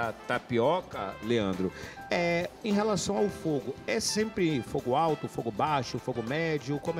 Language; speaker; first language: Portuguese; native; Portuguese